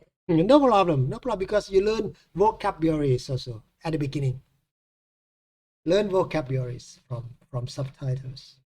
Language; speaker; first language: English; non-native, fluent; Thai